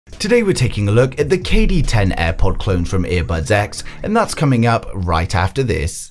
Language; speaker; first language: English; native; English